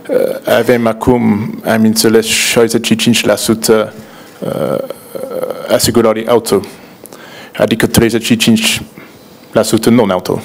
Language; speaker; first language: Romanian; non-native, learner; English